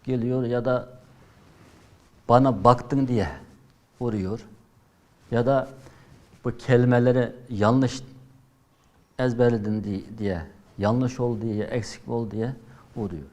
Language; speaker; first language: Turkish; non-native, learner; Uyghur